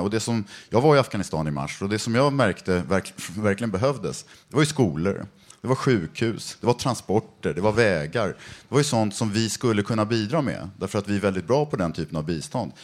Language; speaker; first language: Swedish; native; Swedish